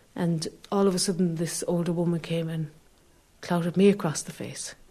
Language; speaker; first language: English; native; English